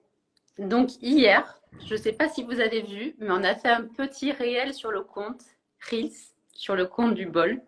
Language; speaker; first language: French; native; French